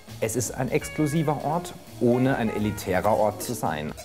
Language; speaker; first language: German; native; German